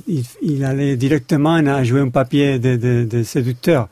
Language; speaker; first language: French; non-native, learner; Spanish